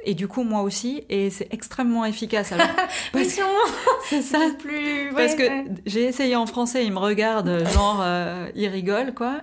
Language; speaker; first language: French; native; French